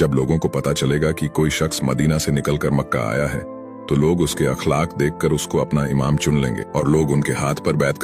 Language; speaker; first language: Hindi; native; Hindi